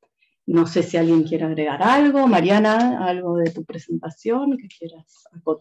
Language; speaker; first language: Spanish; native; Spanish